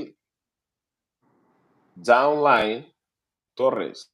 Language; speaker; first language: English; non-native, learner; Spanish